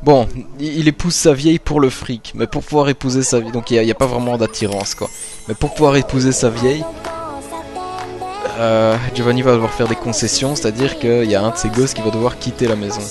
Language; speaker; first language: French; native; French